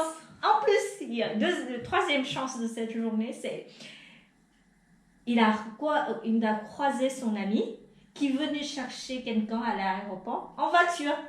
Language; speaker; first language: French; non-native, fluent; Vietnamese